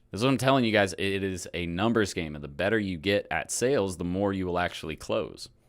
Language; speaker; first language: English; native; English